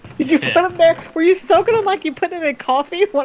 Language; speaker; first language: English; native; English